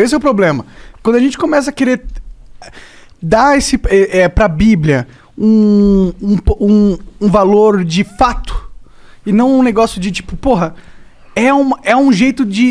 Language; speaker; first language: Portuguese; native; Portuguese